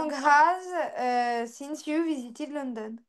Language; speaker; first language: English; non-native, learner; French